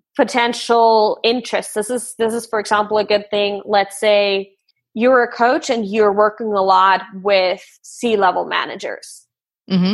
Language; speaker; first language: English; non-native, fluent; German